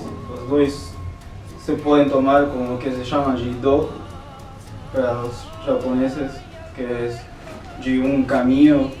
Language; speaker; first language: Portuguese; non-native, fluent; Spanish